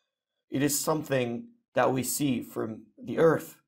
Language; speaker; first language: English; non-native, fluent; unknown